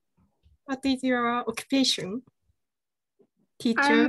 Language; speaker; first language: English; non-native, learner; Japanese